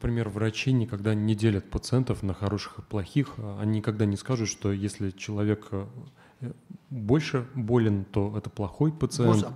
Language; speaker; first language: Russian; native; Russian